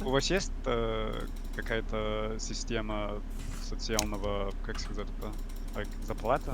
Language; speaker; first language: Russian; non-native, learner; English